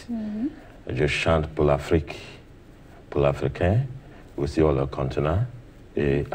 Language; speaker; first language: French; non-native, learner; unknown